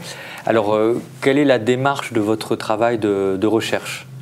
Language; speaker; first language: French; native; French